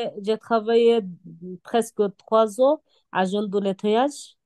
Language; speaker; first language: French; non-native, learner; Bangla